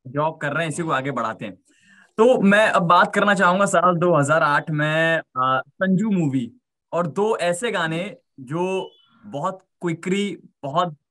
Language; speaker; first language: Hindi; native; Hindi